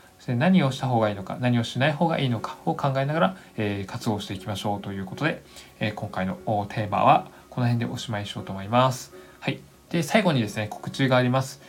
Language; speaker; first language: Japanese; native; Japanese